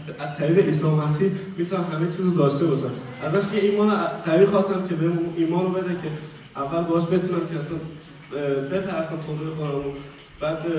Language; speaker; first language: Persian; native; Persian